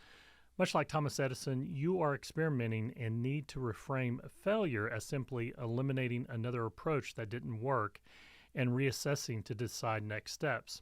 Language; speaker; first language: English; native; English